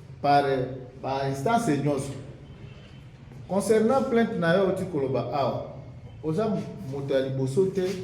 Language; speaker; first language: Lingala; native; Lingala